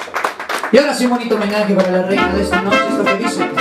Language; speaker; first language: Spanish; native; Spanish